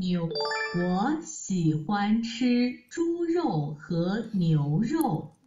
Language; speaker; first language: Chinese; non-native, learner; Vietnamese